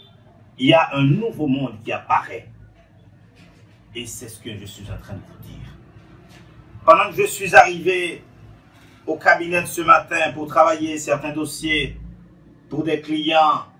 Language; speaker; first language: French; non-native, local second language; Haitian Creole